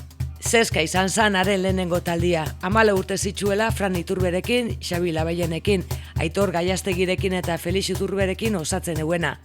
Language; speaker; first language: Basque; native; Basque